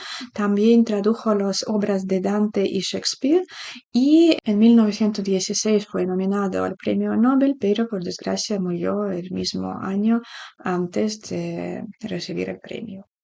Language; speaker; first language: Spanish; non-native, fluent; Ukrainian